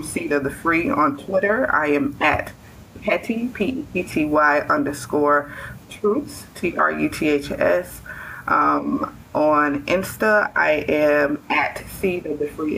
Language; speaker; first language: English; native; English